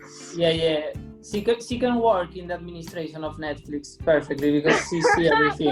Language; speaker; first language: English; non-native, fluent; Spanish